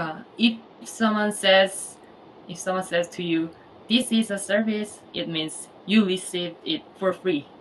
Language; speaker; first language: English; non-native, fluent; Korean